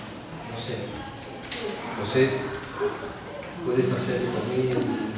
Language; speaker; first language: Spanish; non-native, learner; Portuguese